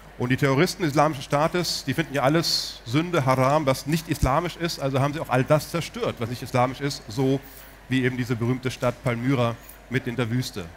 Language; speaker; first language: German; native; German